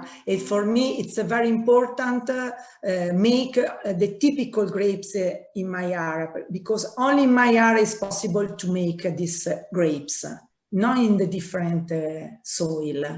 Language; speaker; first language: English; non-native, learner; Italian